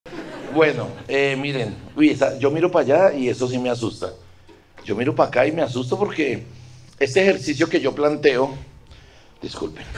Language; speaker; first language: Spanish; native; Spanish